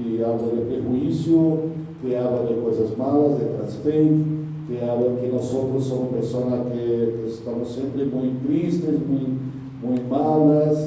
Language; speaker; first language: Spanish; non-native, learner; Portuguese